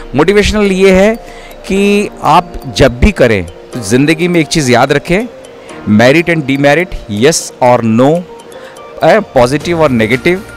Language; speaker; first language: Hindi; native; Hindi